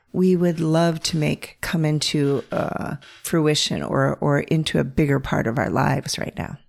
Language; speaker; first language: English; native; English